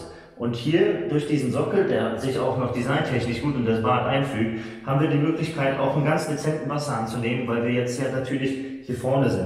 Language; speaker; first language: German; native; German